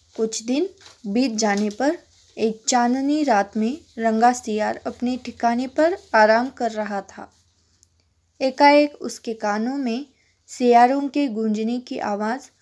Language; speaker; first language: Hindi; non-native, local second language; Kannada